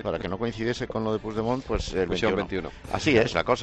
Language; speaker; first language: Spanish; native; Spanish